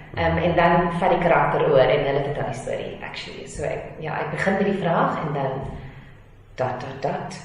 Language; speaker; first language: Afrikaans; non-native, local second language; English